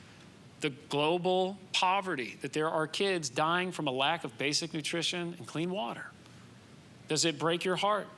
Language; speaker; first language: English; native; English